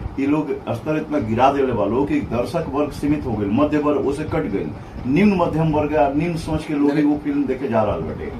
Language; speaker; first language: Bhojpuri; native; Bhojpuri